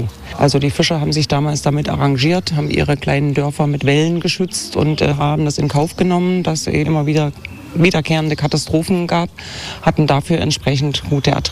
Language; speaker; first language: German; native; German